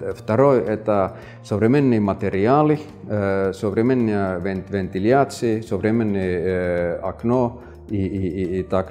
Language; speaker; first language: Russian; non-native, fluent; Finnish